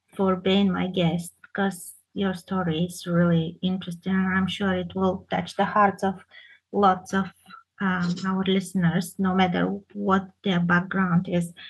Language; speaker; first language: English; non-native, fluent; Bulgarian